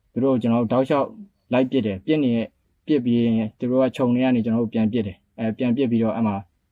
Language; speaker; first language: Burmese; native; Burmese